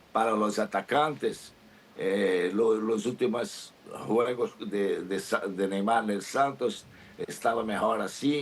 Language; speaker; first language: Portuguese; non-native, learner; Spanish